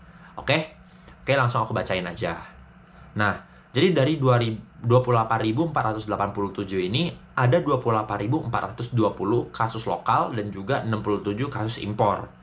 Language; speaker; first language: Indonesian; native; Indonesian